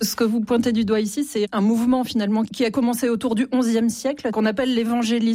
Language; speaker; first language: French; native; French